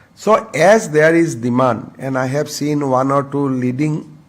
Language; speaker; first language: English; non-native, local second language; Assamese